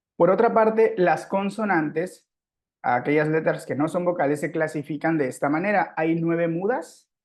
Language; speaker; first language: Spanish; native; Spanish